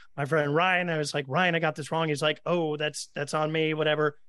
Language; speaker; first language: English; native; English